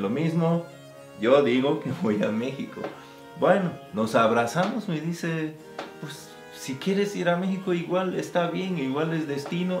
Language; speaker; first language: Spanish; non-native, fluent; German